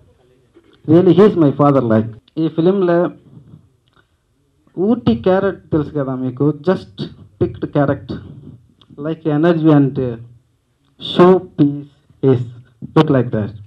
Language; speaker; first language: Telugu; non-native, learner; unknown